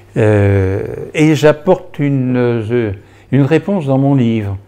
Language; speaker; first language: French; native; French